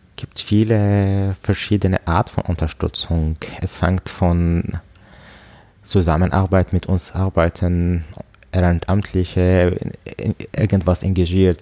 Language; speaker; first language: German; non-native, learner; Arabic